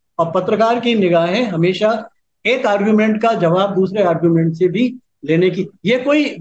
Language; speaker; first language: Hindi; native; Hindi